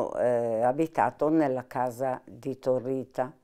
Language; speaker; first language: Italian; native; Italian